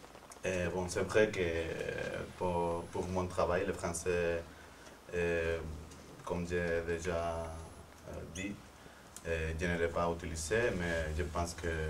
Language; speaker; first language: French; non-native, fluent; Spanish